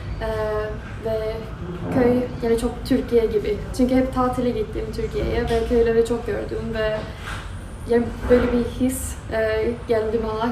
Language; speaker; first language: Turkish; non-native, learner; Swedish